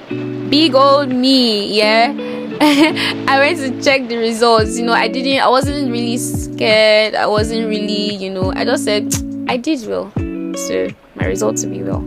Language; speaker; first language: English; non-native, local second language; Yoruba